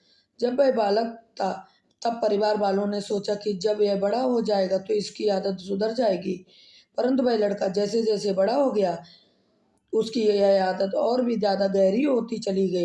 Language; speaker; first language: Hindi; native; Hindi